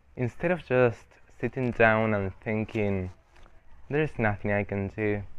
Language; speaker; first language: English; non-native, fluent; Spanish